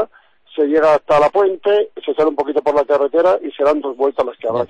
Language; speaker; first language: Spanish; native; Spanish